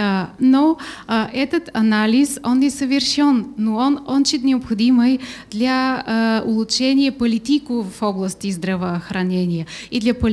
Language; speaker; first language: Russian; non-native, learner; Bulgarian